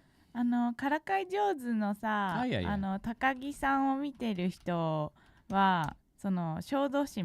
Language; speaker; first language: Japanese; native; Japanese